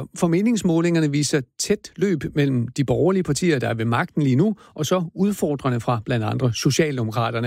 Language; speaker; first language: Danish; native; Danish